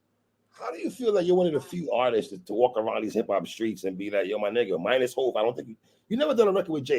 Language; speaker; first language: English; native; English